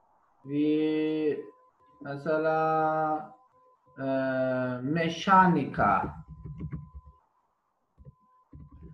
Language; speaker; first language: Turkish; non-native, learner; German